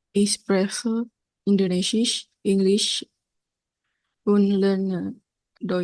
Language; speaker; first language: German; non-native, learner; Indonesian